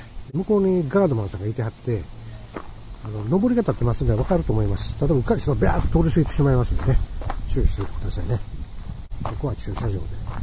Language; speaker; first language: Japanese; native; Japanese